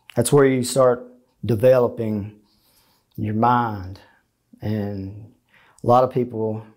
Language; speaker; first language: English; native; English